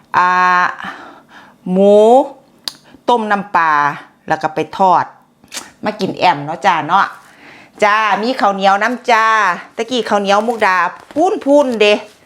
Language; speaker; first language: Thai; native; Thai